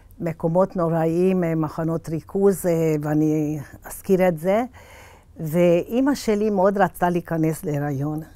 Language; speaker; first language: Hebrew; early bilingual, other home language; Hungarian